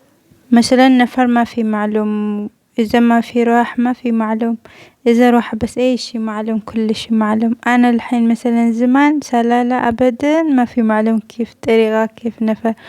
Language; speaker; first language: Arabic; non-native, learner; Amharic